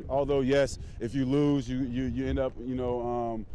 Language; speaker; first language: English; native; English